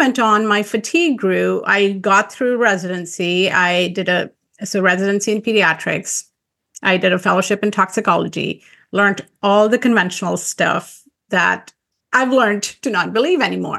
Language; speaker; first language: English; non-native, local second language; Urdu